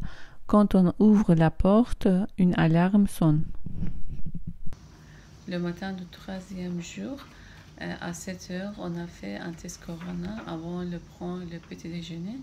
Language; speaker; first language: French; non-native, fluent; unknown